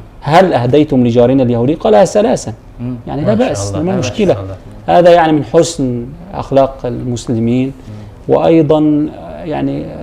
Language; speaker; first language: Arabic; native; Arabic